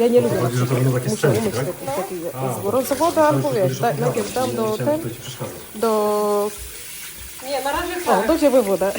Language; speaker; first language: Polish; non-native, learner; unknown